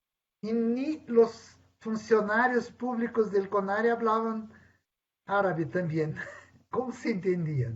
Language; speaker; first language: Spanish; non-native, fluent; Portuguese